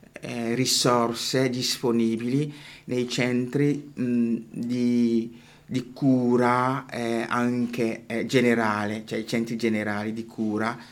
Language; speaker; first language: Italian; non-native, fluent; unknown